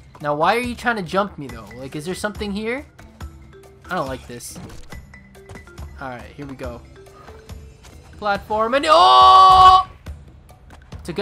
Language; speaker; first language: English; native; English